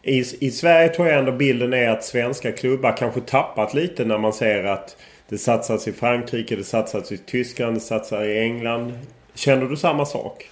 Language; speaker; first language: Swedish; native; Swedish